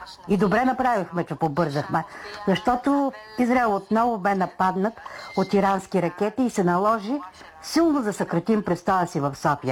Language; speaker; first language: Bulgarian; native; Bulgarian